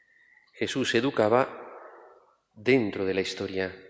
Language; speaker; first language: Spanish; native; Spanish